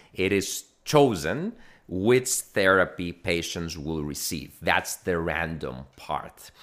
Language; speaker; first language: English; non-native, fluent; Greek